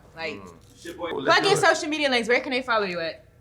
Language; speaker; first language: English; native; English